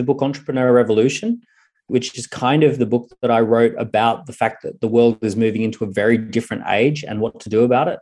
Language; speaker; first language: English; native; English